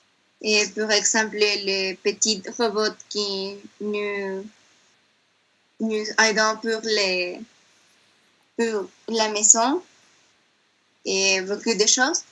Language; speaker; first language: French; non-native, learner; Spanish